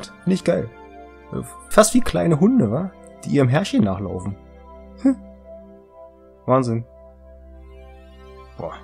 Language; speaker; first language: German; native; German